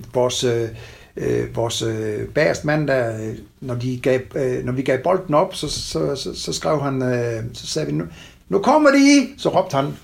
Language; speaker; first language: Danish; native; Danish